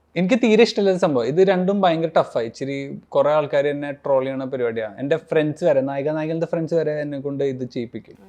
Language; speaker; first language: Malayalam; early bilingual, heritage; Malayalam